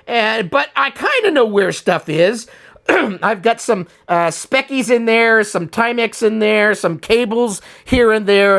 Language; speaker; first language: English; native; English